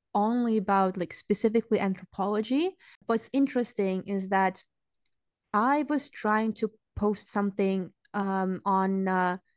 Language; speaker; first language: English; non-native, fluent; Russian